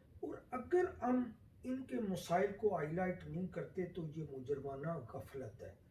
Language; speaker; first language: Urdu; non-native, local second language; Punjabi